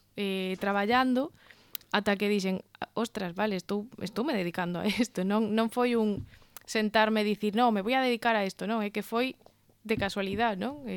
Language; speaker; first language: Galician; non-native, local second language; Spanish